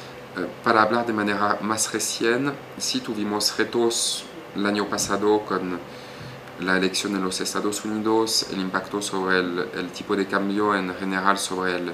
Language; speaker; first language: Spanish; non-native, fluent; French